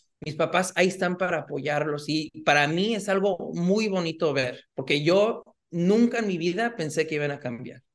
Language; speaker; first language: Spanish; early bilingual, heritage; Spanish